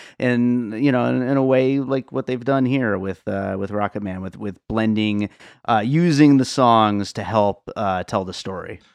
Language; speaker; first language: English; native; English